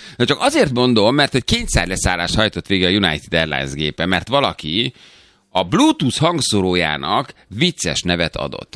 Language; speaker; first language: Hungarian; native; Hungarian